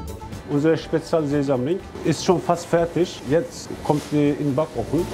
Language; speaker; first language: German; non-native, learner; Turkish